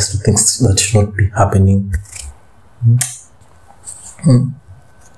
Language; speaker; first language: English; non-native, local second language; Luo (Kenya and Tanzania)